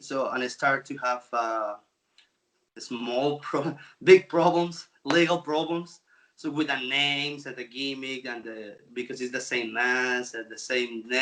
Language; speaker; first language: English; non-native, local second language; Spanish